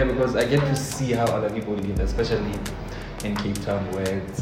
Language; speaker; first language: English; non-native, local second language; Tswana